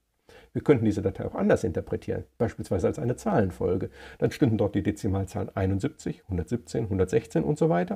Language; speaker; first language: German; native; German